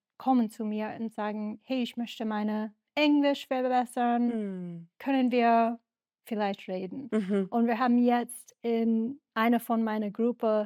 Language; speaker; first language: German; non-native, fluent; English